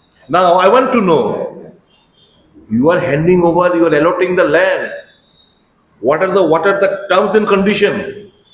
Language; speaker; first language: English; non-native, local second language; Bangla